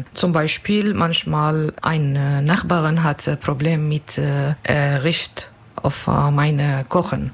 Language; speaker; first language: German; non-native, learner; Kurdish